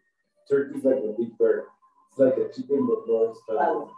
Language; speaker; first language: English; non-native, fluent; Spanish